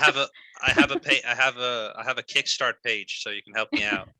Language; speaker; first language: English; non-native, fluent; Spanish